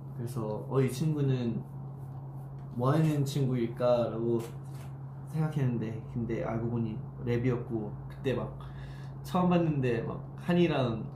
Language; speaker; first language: Korean; early bilingual, heritage; Korean